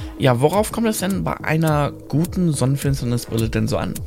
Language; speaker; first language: German; native; German